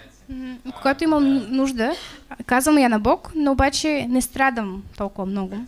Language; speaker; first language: Bulgarian; non-native, fluent; Russian